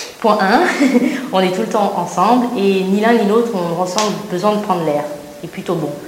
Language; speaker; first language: French; native; French